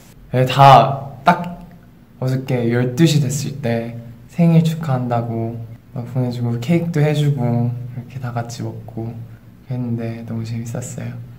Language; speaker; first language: Korean; early bilingual, other home language; English